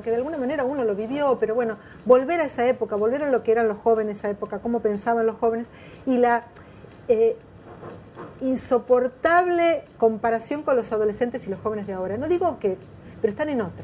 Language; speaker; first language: Spanish; native; Spanish